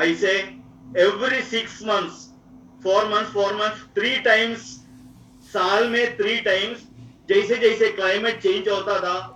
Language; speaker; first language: Hindi; non-native, local second language; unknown